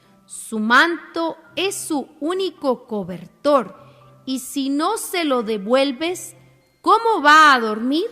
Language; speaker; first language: Spanish; native; Spanish